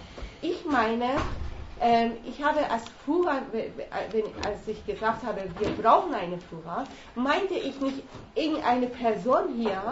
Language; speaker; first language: German; non-native, learner; Persian